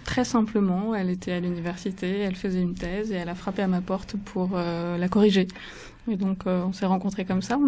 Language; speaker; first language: French; native; French